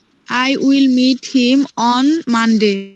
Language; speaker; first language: English; non-native, learner; Bangla